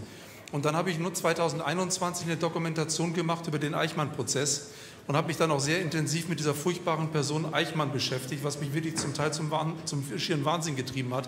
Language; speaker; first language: German; native; German